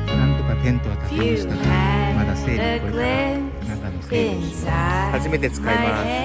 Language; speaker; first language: Japanese; non-native, learner; Chinese